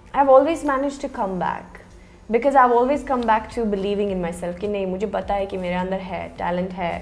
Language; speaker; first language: Hindi; non-native, fluent; Swedish